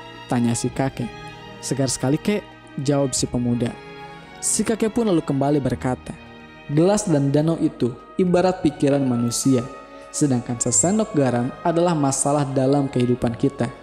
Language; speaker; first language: Indonesian; native; Indonesian